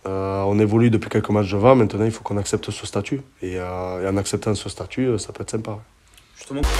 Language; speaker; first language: French; native; French